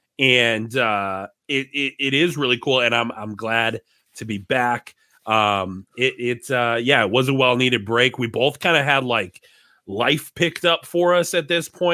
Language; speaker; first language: English; native; English